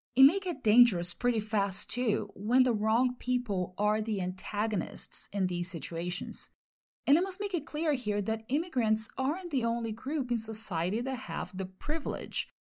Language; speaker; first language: English; non-native, fluent; Portuguese